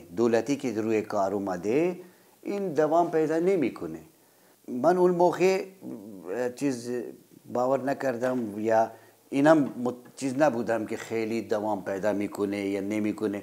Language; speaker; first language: Persian; non-native, fluent; Urdu